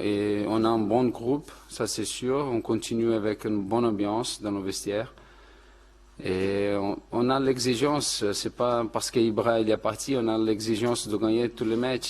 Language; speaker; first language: French; non-native, fluent; Portuguese